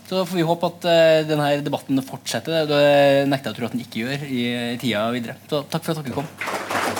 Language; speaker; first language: Norwegian; native; Norwegian